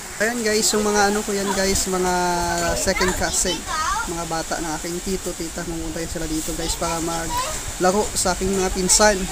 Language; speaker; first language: Filipino; non-native, local second language; Kinaray-a